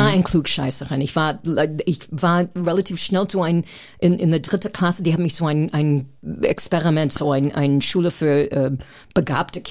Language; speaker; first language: German; non-native, fluent; English